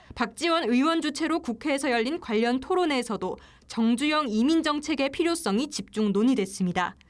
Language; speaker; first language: Korean; native; Korean